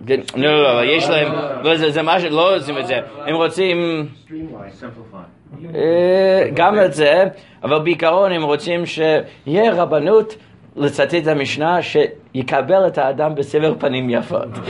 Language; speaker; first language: Hebrew; non-native, fluent; English